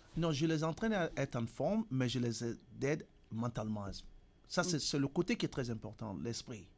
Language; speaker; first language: French; native; French